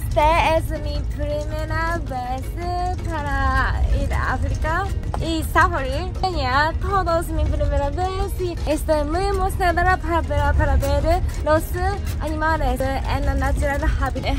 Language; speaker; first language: Spanish; non-native, learner; Japanese